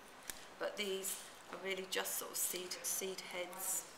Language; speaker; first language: English; native; English